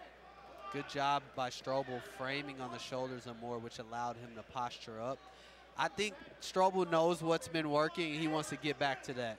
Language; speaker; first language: English; native; English